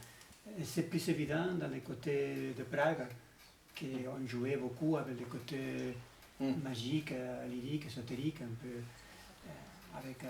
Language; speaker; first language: French; non-native, learner; Spanish